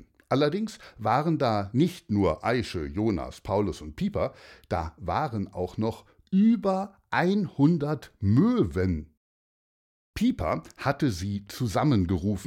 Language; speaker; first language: German; native; German